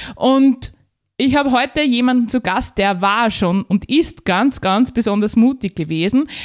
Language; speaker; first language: German; native; German